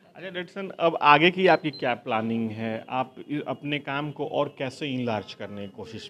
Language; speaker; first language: Hindi; native; Hindi